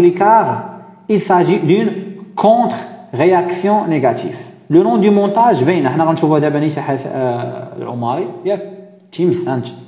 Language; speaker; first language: French; non-native, local second language; Arabic